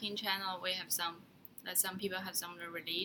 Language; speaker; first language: English; non-native, learner; Chinese